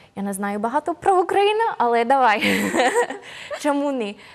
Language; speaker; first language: Ukrainian; non-native, fluent; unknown